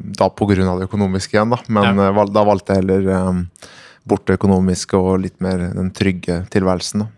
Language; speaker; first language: Norwegian; native; Norwegian